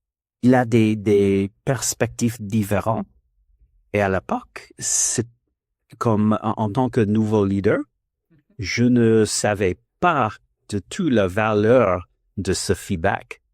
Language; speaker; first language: French; non-native, learner; English